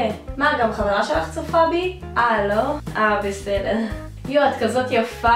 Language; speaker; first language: Hebrew; native; Hebrew